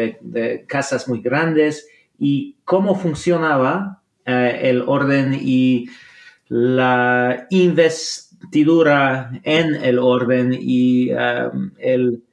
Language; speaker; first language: Spanish; non-native, fluent; English